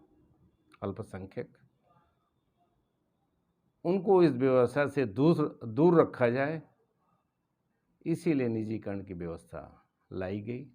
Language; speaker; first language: Hindi; native; Hindi